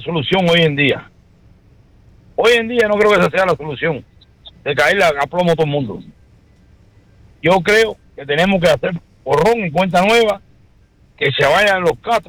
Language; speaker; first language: Spanish; early bilingual, heritage; Spanish